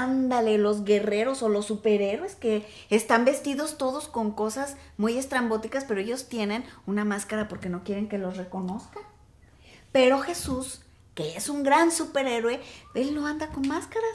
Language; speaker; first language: Spanish; native; Spanish